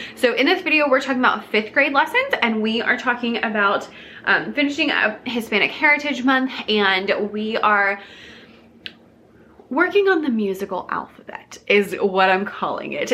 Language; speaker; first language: English; native; English